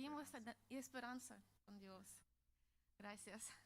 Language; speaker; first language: Spanish; non-native, learner; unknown